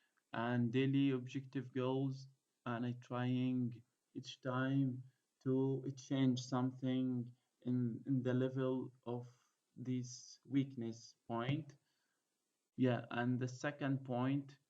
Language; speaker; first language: English; non-native, fluent; Arabic